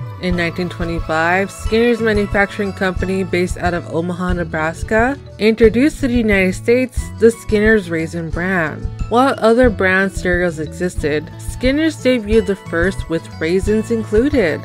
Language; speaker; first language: English; native; English